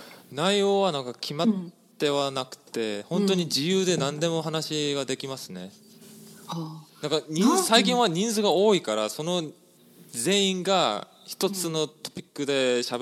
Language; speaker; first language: Japanese; non-native, fluent; English